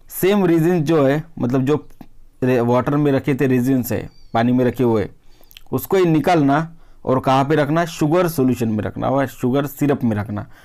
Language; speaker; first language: Hindi; non-native, local second language; Marathi